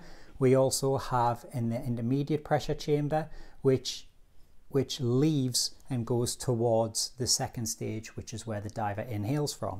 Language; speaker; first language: English; native; English